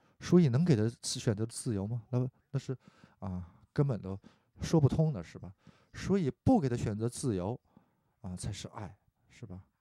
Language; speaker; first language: Chinese; non-native, fluent; Korean